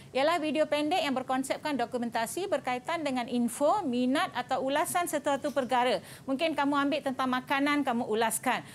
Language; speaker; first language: Malay; non-native, local second language; Tamil